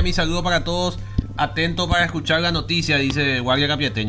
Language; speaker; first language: Spanish; native; Spanish